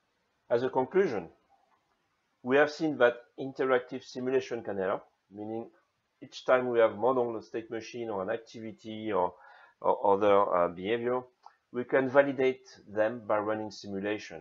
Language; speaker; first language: English; non-native, fluent; French